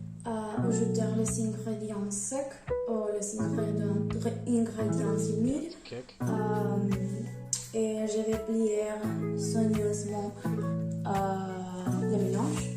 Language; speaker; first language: French; non-native, learner; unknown